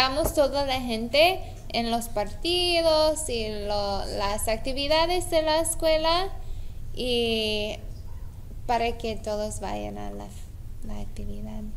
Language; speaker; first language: Spanish; non-native, learner; English